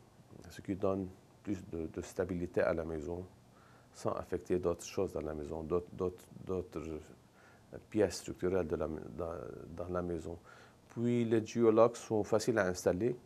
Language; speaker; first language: French; non-native, local second language; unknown